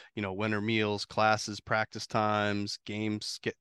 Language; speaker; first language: English; native; English